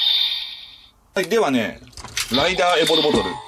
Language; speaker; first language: Japanese; native; Japanese